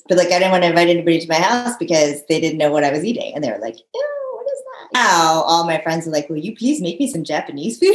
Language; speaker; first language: English; early bilingual, other home language; Japanese